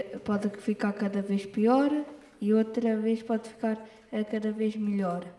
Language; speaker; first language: Portuguese; early bilingual, other home language; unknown